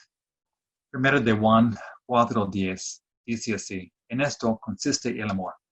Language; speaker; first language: Spanish; non-native, fluent; English